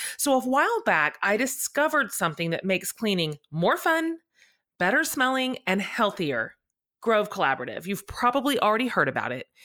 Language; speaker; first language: English; native; English